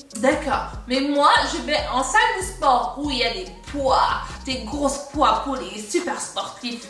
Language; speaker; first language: French; non-native, fluent; English